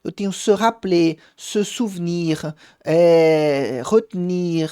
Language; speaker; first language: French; non-native, fluent; Portuguese